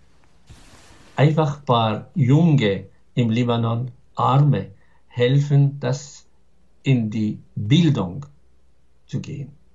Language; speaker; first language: German; non-native, fluent; Arabic